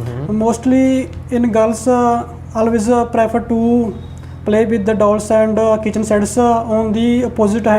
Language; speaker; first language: English; non-native, learner; Punjabi